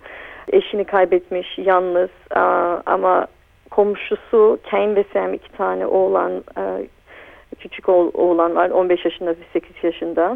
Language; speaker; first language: Turkish; early bilingual, heritage; Turkish